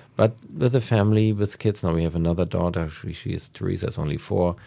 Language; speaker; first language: English; non-native, fluent; German